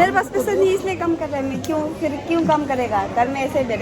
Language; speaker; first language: Hindi; non-native, learner; Tibetan